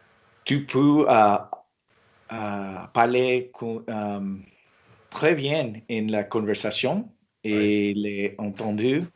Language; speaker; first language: French; non-native, learner; English